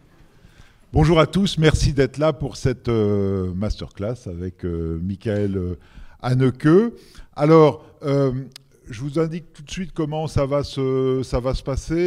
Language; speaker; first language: French; native; French